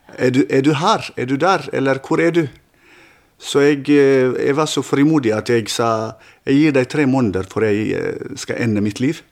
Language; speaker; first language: Norwegian; non-native, fluent; Tigrinya